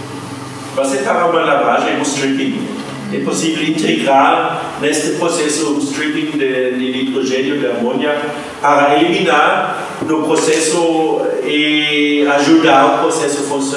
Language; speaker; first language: Portuguese; non-native, fluent; German